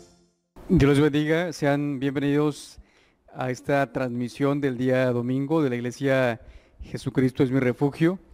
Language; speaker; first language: Spanish; native; Spanish